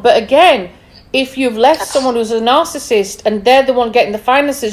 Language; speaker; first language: English; native; English